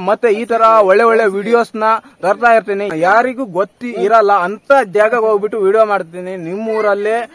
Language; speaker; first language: Kannada; native; Kannada